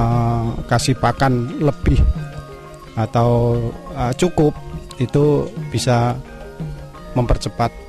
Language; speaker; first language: Indonesian; non-native, local second language; Javanese